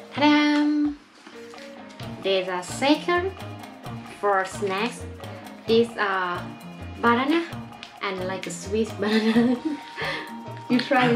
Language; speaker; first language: English; non-native, learner; Thai